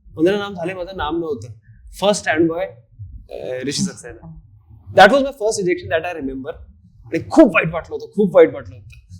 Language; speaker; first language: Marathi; non-native, fluent; Hindi